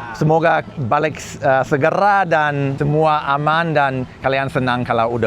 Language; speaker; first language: Indonesian; non-native, fluent; English